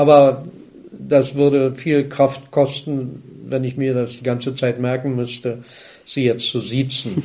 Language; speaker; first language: German; native; German